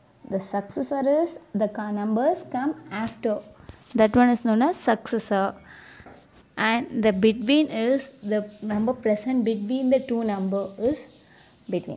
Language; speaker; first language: English; non-native, local second language; Tamil